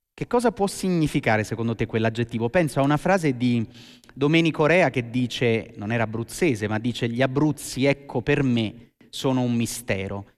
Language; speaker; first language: Italian; native; Italian